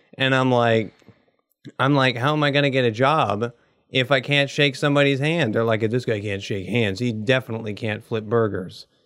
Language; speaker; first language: English; native; English